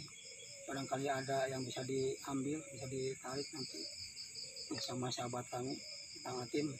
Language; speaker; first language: Indonesian; native; Indonesian